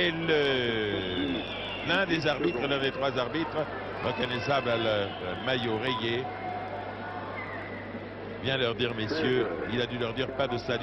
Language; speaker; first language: French; native; French